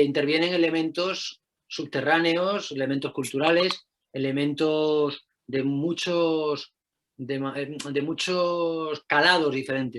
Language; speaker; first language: Spanish; native; Spanish